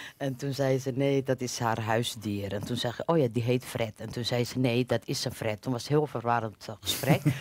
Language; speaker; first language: Dutch; non-native, fluent; Somali